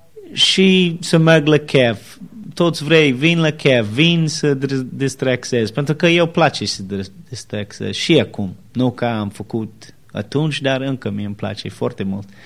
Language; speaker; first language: Romanian; non-native, learner; English